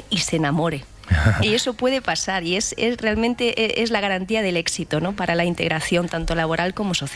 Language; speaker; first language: Spanish; native; Spanish